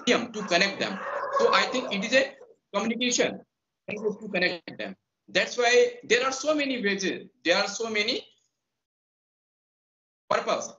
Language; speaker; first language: English; non-native, local second language; Hindi